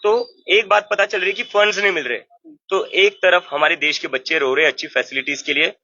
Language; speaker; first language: Hindi; non-native, local second language; Marathi